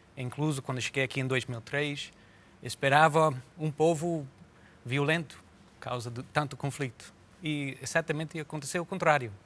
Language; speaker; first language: Portuguese; non-native, fluent; English